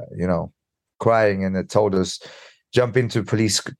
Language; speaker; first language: English; early bilingual, other home language; Swedish